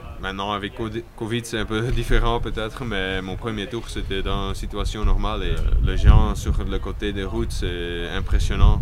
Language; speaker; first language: French; non-native, local second language; Dutch